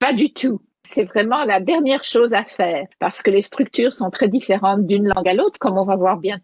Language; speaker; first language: French; native; French